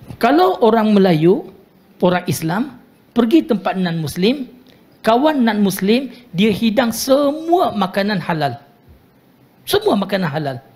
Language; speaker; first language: Malay; non-native, local second language; Tamil